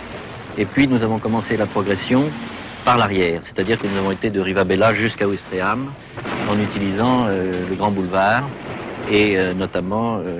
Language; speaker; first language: French; native; French